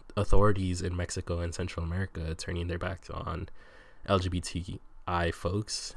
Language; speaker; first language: English; native; English